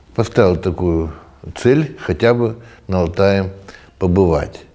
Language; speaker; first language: Russian; native; Russian